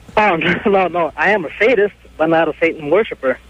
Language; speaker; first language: English; native; English